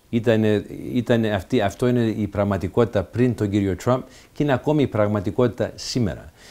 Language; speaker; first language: Greek; early bilingual, heritage; Greek